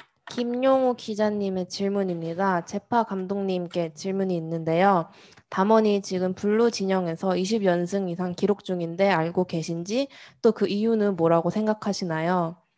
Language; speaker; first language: Korean; native; Korean